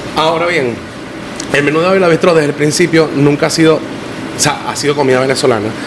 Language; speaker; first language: Spanish; native; Spanish